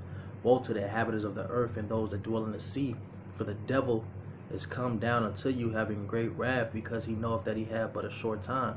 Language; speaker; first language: English; native; English